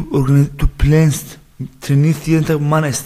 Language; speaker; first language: German; non-native, learner; Persian